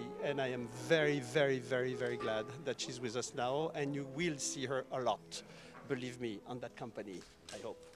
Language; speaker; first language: English; non-native, fluent; French